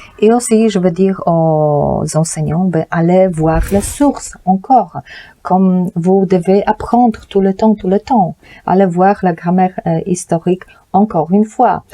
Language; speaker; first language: French; non-native, fluent; Polish